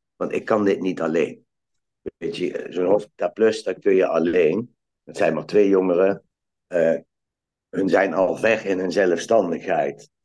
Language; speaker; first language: Dutch; native; Dutch